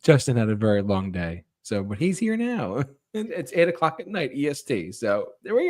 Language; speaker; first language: English; native; English